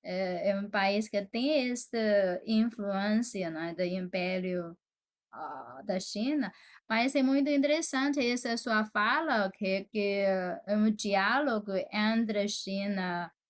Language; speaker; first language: Portuguese; non-native, fluent; Chinese